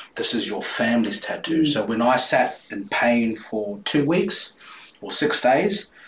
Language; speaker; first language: English; native; English